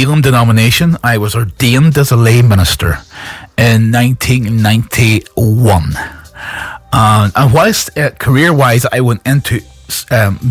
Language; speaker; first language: English; native; English